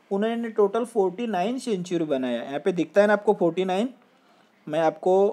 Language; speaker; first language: Hindi; non-native, local second language; Marathi